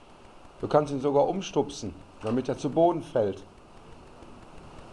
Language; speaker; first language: German; native; German